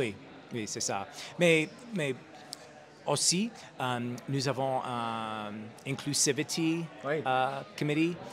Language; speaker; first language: French; non-native, learner; English